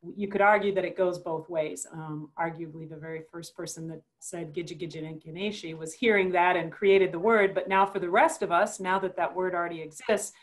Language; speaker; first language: English; native; English